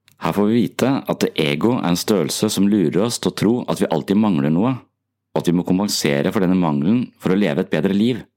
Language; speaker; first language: Norwegian; native; Norwegian